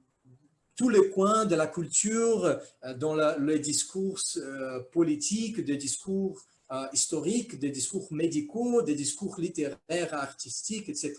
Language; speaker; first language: French; non-native, fluent; Portuguese